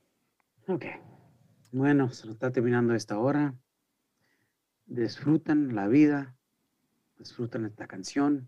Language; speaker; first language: Spanish; early bilingual, heritage; Spanish